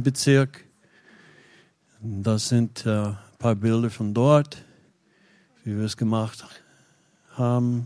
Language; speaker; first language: German; non-native, fluent; English